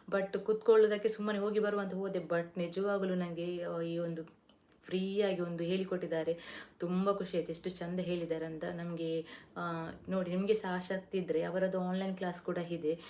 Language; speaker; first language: Kannada; non-native, local second language; Tulu